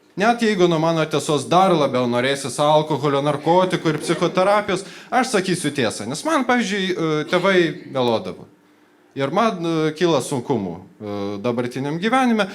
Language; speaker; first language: Lithuanian; non-native, local second language; Polish